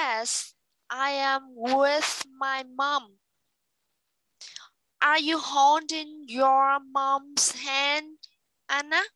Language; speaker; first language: English; non-native, fluent; Vietnamese